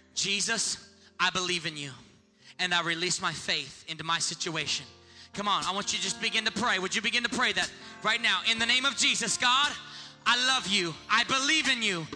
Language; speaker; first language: English; native; English